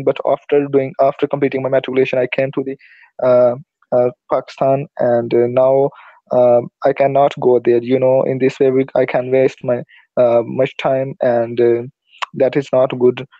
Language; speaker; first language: English; non-native, learner; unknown